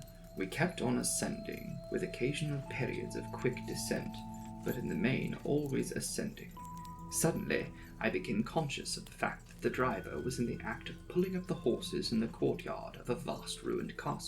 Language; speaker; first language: English; native; English